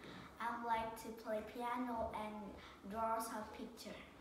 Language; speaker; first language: English; non-native, learner; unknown